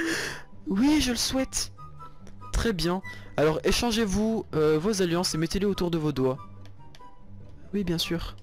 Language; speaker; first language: French; native; French